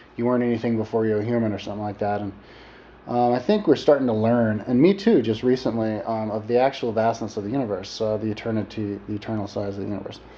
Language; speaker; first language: English; native; English